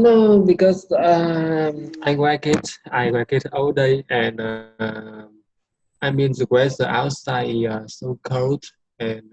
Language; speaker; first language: English; non-native, learner; Vietnamese